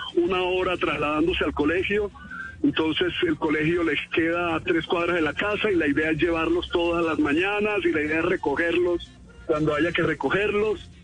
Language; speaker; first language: Spanish; native; Spanish